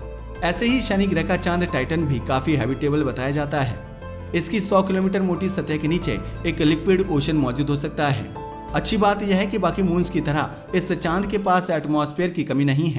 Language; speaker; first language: Hindi; native; Hindi